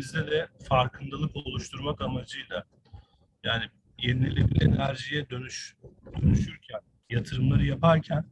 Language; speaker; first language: Turkish; native; Turkish